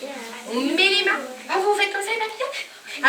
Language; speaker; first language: French; native; French